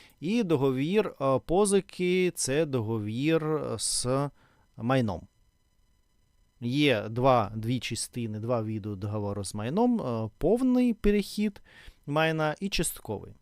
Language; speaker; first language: Ukrainian; non-native, learner; Russian